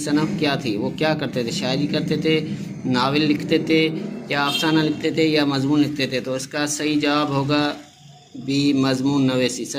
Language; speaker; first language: Urdu; non-native, local second language; Sindhi